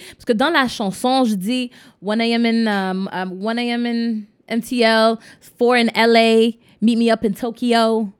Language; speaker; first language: French; non-native, local second language; English